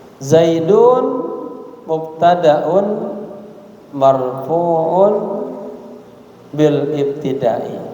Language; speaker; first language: Arabic; non-native, fluent; Indonesian